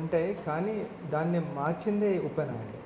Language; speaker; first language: Telugu; native; Telugu